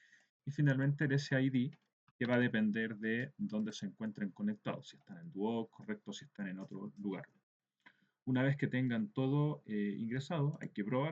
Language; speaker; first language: Spanish; native; Spanish